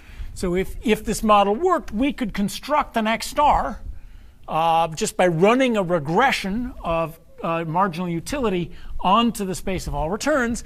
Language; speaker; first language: English; native; English